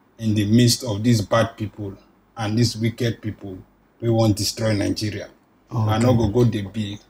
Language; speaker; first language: Nigerian Pidgin; non-native, local second language; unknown